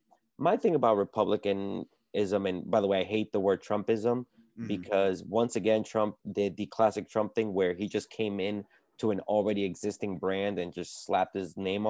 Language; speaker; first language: English; early bilingual, other home language; Spanish